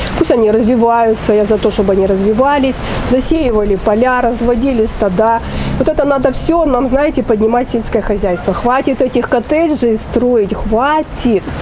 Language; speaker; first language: Russian; native; Russian